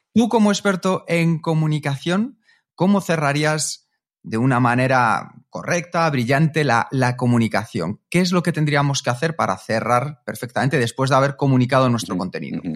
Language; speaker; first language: Spanish; native; Spanish